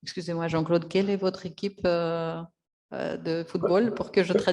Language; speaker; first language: French; non-native, fluent; Russian